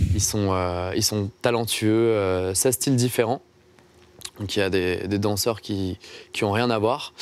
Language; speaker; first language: French; native; French